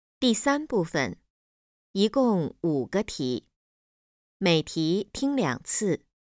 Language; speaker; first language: Chinese; native; Chinese